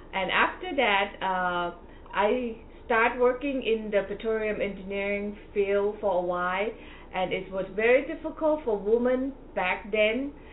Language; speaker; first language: English; non-native, fluent; Thai